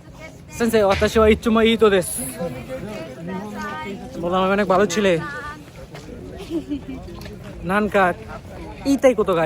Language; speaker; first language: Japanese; non-native, learner; Bangla